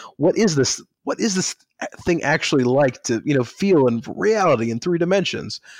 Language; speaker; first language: English; native; English